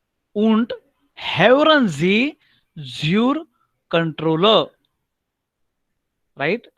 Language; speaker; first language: German; non-native, learner; Marathi